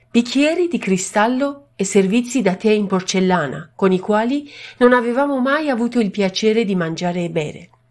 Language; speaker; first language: Italian; non-native, fluent; Persian